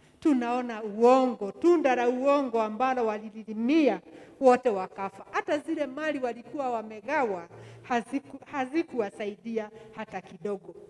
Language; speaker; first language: Swahili; non-native, local second language; Kikuyu